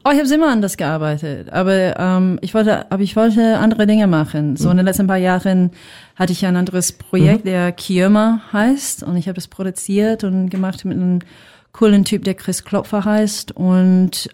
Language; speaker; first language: German; non-native, fluent; English